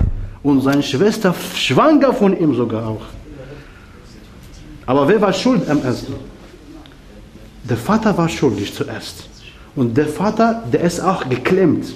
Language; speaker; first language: German; non-native, learner; Arabic